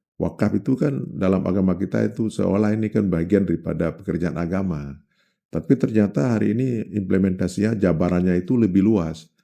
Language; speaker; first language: Indonesian; non-native, local second language; Achinese